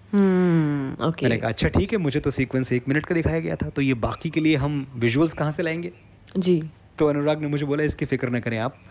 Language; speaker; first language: Hindi; native; Hindi